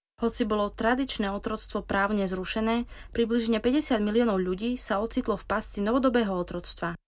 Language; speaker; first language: Slovak; native; Slovak